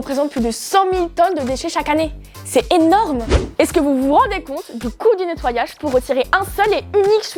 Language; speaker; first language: French; native; French